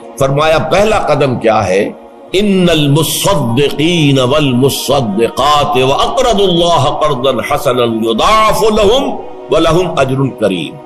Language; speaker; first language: Urdu; native; Urdu